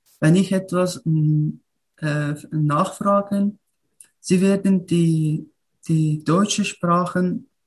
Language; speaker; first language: German; non-native, learner; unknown